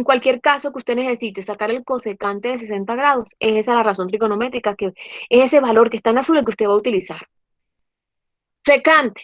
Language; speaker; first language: Spanish; native; Spanish